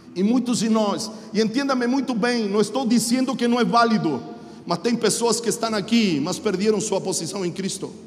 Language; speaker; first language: Portuguese; non-native, fluent; Spanish